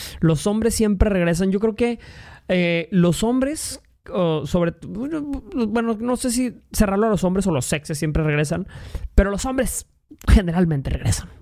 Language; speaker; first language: Spanish; native; Spanish